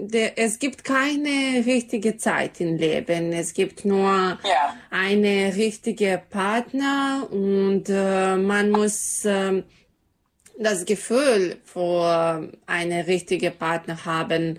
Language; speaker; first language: German; non-native, fluent; Serbian